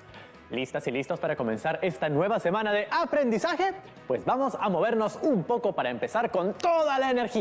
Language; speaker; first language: Spanish; native; Spanish